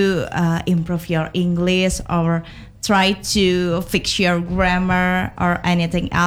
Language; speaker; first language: English; non-native, learner; Indonesian